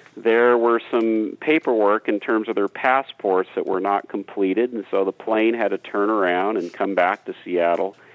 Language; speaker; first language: English; native; English